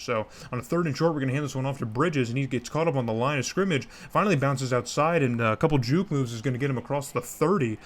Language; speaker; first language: English; native; English